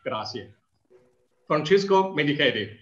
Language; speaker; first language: Italian; non-native, learner; Chinese